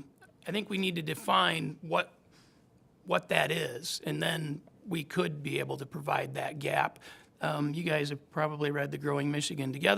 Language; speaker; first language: English; native; English